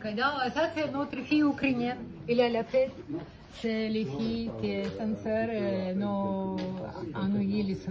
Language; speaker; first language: French; non-native, learner; Ukrainian